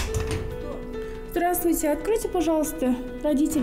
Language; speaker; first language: Russian; non-native, local second language; Kazakh